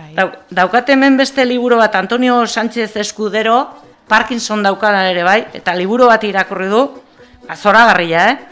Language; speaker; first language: Basque; non-native, local second language; Spanish